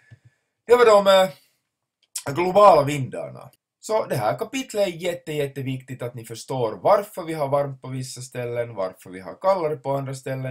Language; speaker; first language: Swedish; native; Swedish